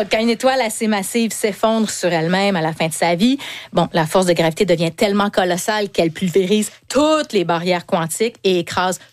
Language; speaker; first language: French; native; French